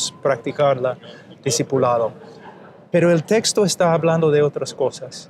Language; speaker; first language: Spanish; non-native, fluent; English